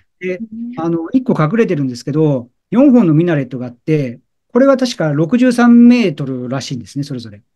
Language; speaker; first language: Japanese; native; Japanese